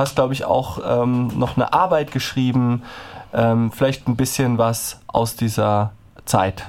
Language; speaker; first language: German; native; German